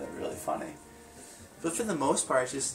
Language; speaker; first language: English; native; English